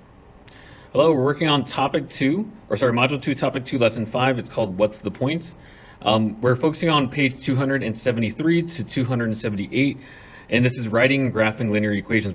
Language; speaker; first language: English; native; English